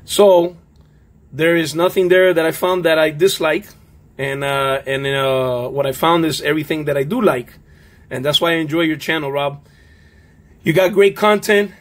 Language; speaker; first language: English; native; English